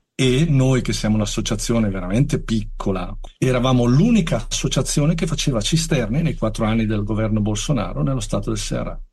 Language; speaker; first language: Italian; native; Italian